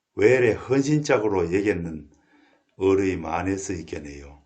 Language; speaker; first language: Korean; native; Korean